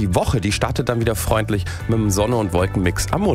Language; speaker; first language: German; native; German